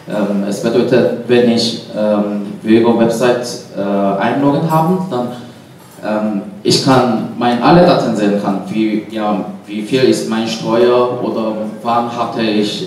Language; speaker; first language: German; non-native, learner; Korean